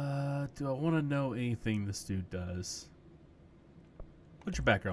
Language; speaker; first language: English; native; English